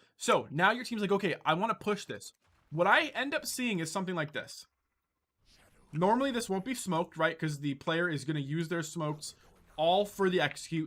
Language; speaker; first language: English; native; English